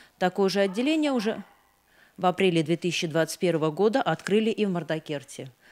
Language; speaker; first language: Russian; non-native, local second language; Armenian